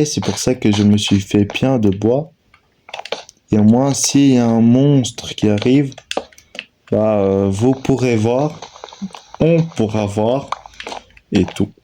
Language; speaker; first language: French; native; French